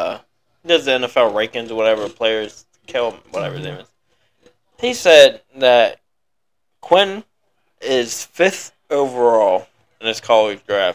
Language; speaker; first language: English; native; English